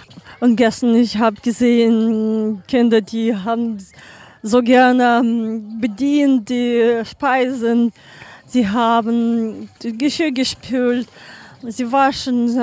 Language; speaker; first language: German; non-native, learner; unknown